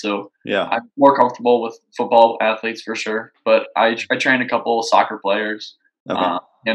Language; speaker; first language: English; native; English